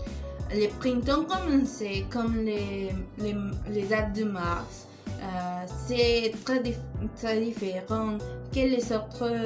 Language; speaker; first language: French; non-native, learner; Spanish